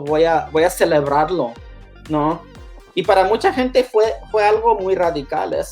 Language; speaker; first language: Spanish; early bilingual, heritage; Spanish